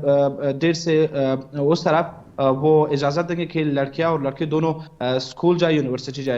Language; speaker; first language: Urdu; non-native, fluent; Persian